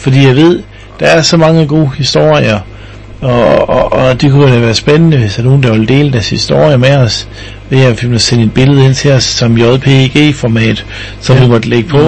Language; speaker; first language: Danish; native; Danish